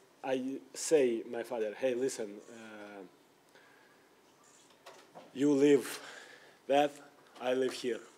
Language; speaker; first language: English; non-native, learner; Russian